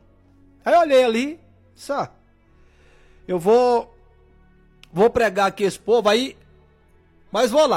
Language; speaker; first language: Portuguese; native; Portuguese